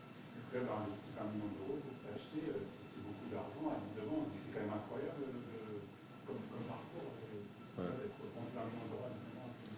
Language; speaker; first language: French; native; French